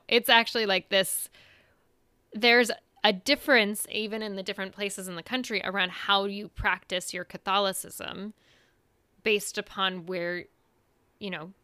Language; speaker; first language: English; early bilingual, other home language; Spanish